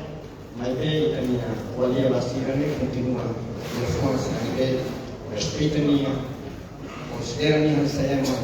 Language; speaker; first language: Portuguese; non-native, local second language; Tetum